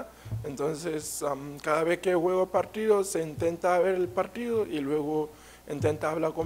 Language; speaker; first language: Portuguese; non-native, learner; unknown